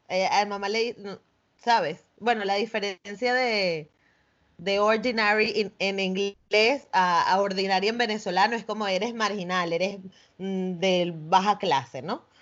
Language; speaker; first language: Spanish; native; Spanish